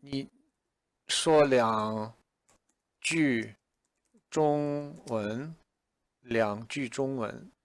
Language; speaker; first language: Chinese; non-native, fluent; English